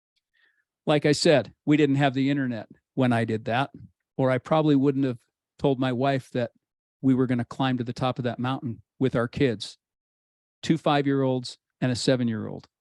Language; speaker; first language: English; native; English